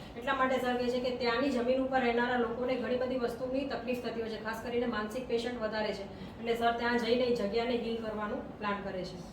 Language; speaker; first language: Gujarati; non-native, local second language; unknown